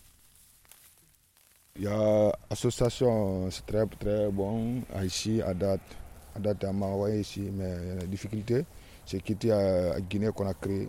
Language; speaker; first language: French; non-native, learner; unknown